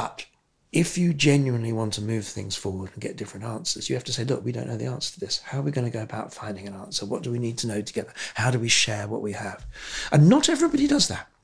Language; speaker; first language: English; native; English